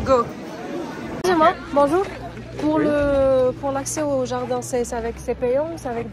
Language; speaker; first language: French; native; French